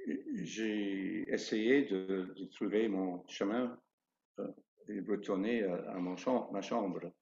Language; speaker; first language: French; non-native, fluent; English